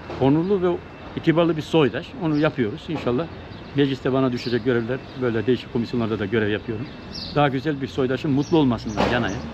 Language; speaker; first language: Turkish; native; Turkish